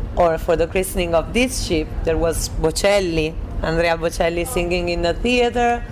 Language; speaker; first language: English; non-native, fluent; Italian